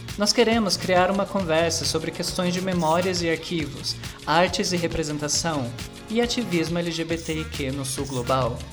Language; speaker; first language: Portuguese; native; Portuguese